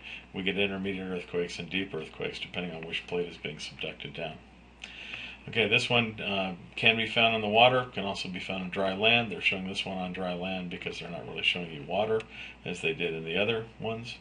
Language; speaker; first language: English; native; English